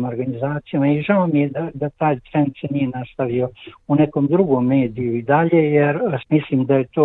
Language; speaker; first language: Croatian; native; Croatian